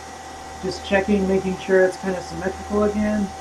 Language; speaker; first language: English; native; English